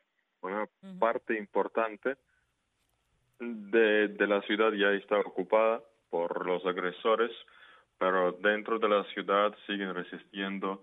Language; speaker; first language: Spanish; non-native, fluent; Ukrainian